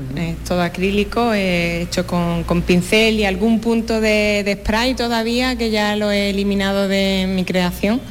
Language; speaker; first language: Spanish; native; Spanish